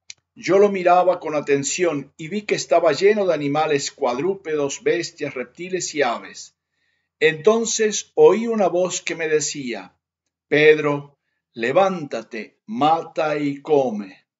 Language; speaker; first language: Spanish; native; Spanish